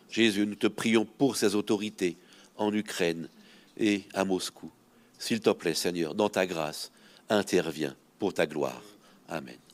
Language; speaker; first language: French; native; French